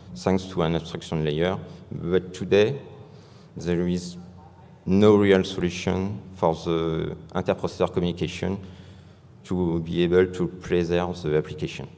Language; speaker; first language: English; non-native, fluent; French